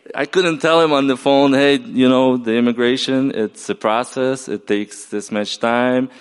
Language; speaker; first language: English; non-native, fluent; Ukrainian